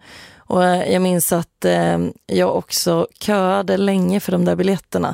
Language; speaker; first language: Swedish; native; Swedish